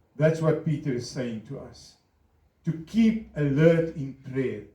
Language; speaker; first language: English; non-native, local second language; Afrikaans